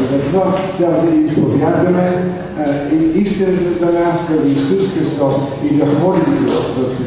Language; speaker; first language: Bulgarian; non-native, learner; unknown